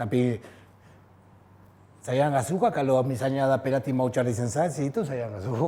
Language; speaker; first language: Indonesian; non-native, fluent; Spanish